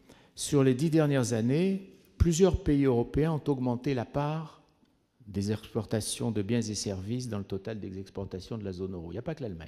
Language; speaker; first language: French; native; French